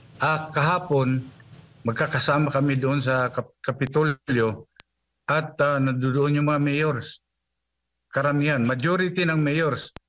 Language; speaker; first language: Filipino; non-native, local second language; Cebuano